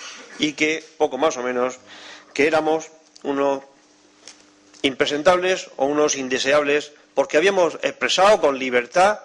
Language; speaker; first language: Spanish; native; Spanish